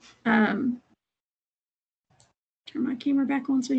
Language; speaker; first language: English; native; English